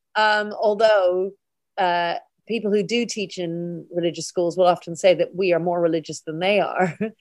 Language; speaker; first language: English; native; English